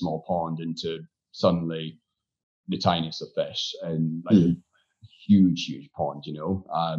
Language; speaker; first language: English; native; English